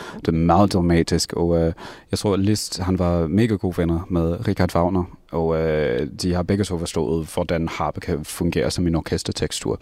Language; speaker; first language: Danish; non-native, fluent; English